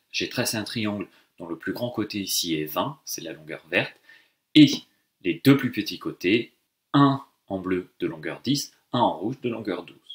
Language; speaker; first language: French; native; French